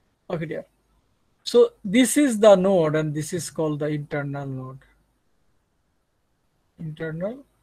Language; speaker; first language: English; non-native, local second language; Bangla